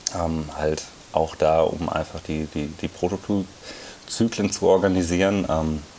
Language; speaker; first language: German; native; German